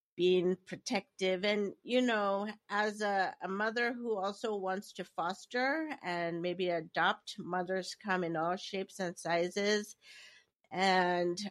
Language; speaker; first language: English; native; English